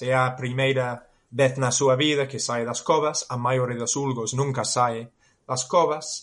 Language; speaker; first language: Galician; non-native, fluent; English